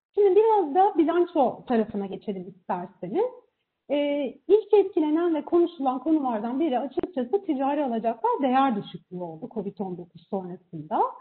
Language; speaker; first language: Turkish; native; Turkish